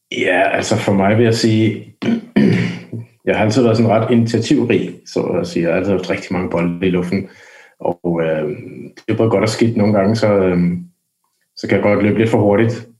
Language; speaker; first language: Danish; native; Danish